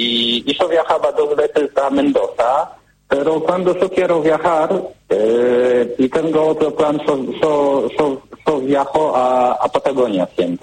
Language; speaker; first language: Spanish; non-native, learner; Polish